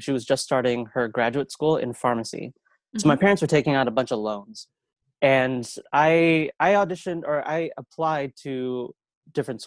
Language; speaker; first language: English; native; English